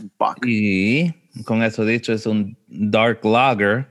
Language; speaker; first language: Spanish; early bilingual, heritage; Spanish